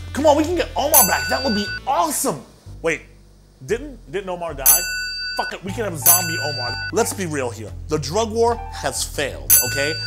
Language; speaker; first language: English; native; English